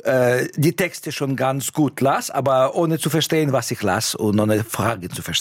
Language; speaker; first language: German; non-native, fluent; Russian